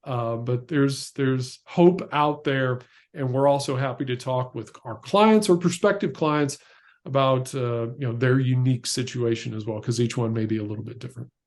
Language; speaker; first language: English; native; English